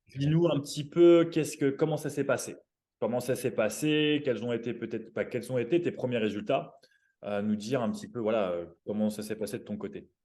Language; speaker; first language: French; native; French